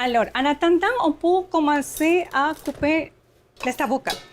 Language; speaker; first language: French; non-native, learner; Spanish